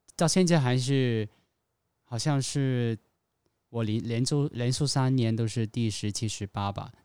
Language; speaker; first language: Chinese; non-native, fluent; Cantonese